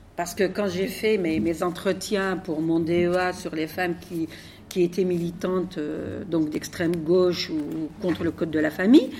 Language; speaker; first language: French; non-native, local second language; Arabic